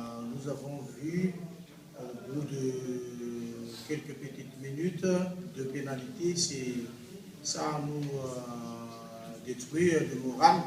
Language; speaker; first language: French; non-native, local second language; Malagasy